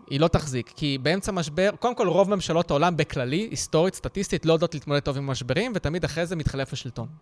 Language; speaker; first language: Hebrew; early bilingual, other home language; Russian